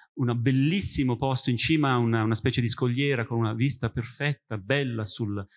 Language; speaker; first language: Italian; native; Italian